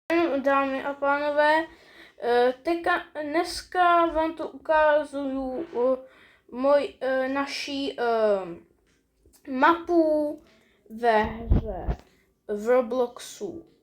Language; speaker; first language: Czech; native; Czech